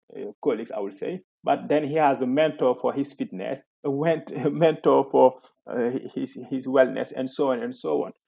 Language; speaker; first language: English; non-native, fluent; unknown